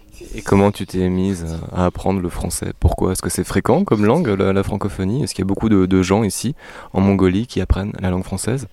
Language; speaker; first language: French; native; French